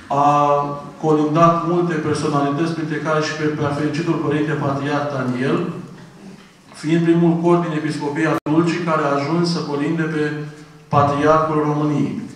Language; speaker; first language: Romanian; native; Romanian